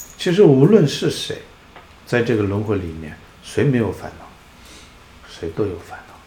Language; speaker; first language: Chinese; non-native, local second language; Tibetan